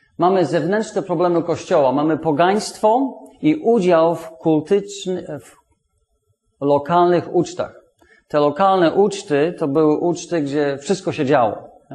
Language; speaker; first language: Polish; non-native, fluent; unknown